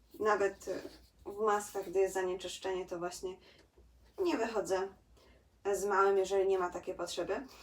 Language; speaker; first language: Polish; native; Polish